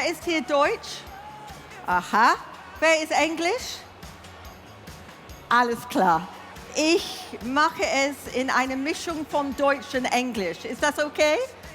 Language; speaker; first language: German; non-native, learner; English